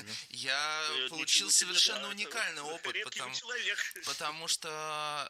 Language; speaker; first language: Russian; native; Russian